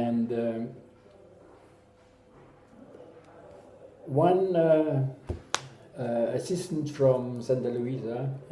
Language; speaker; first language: English; non-native, learner; German